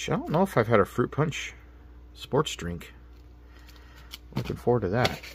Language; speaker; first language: English; native; English